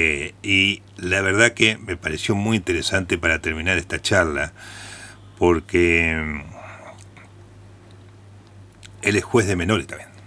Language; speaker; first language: Spanish; native; Spanish